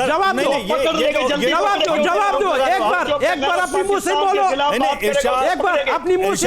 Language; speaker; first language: Hindi; non-native, learner; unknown